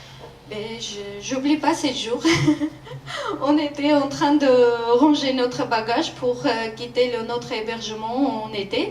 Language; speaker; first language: French; non-native, learner; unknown